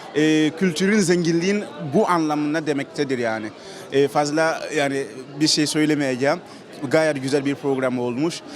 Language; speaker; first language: Turkish; non-native, fluent; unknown